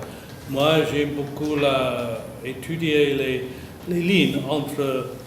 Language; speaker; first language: French; non-native, fluent; English